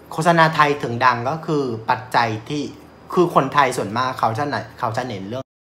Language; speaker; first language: Thai; non-native, fluent; Vietnamese